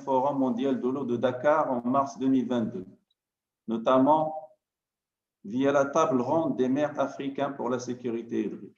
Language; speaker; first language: French; non-native, local second language; Arabic